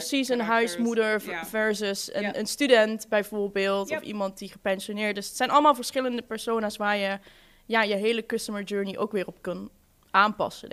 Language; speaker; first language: Dutch; native; Dutch